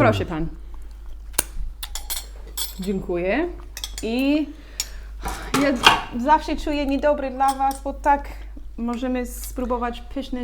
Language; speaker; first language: Polish; non-native, learner; English